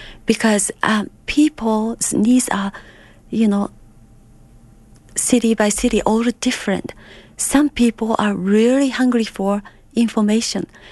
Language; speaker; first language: English; non-native, fluent; Japanese